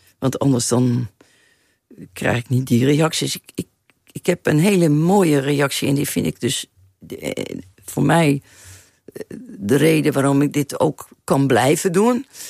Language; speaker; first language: Dutch; native; Dutch